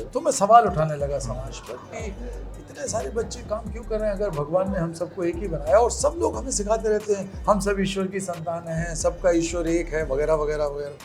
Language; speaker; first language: Hindi; native; Hindi